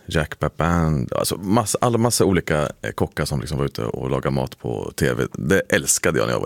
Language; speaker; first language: Swedish; native; Swedish